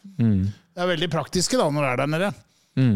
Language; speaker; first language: Norwegian; native; Norwegian